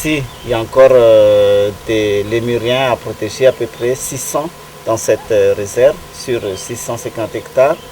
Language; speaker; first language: French; non-native, local second language; Malagasy